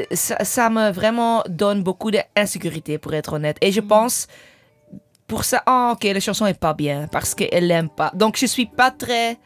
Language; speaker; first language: French; non-native, learner; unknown